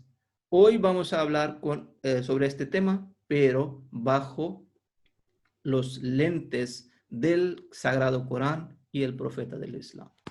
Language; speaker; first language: Spanish; non-native, fluent; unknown